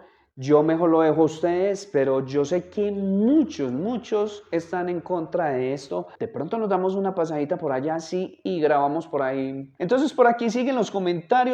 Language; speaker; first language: Spanish; native; Spanish